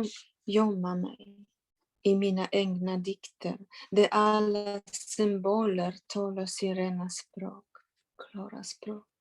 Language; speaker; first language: Swedish; non-native, fluent; Polish